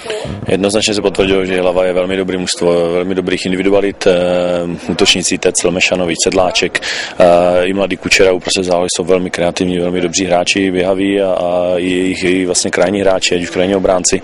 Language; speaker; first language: Czech; native; Czech